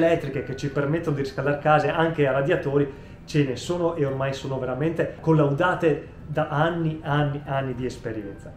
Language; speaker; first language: Italian; native; Italian